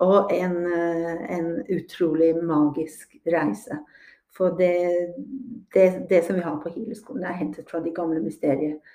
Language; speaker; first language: Norwegian; non-native, fluent; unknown